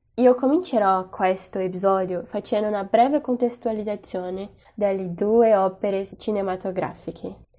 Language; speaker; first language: Italian; non-native, fluent; Portuguese